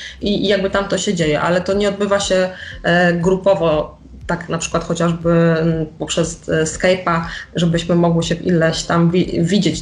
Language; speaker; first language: Polish; native; Polish